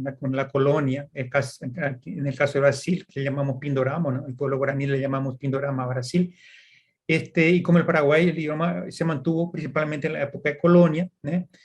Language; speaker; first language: Spanish; early bilingual, heritage; Portuguese